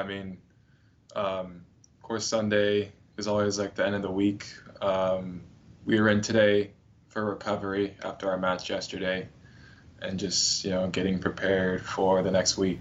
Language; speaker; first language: English; native; English